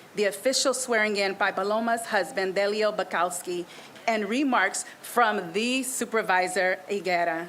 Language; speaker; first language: English; non-native, fluent; Spanish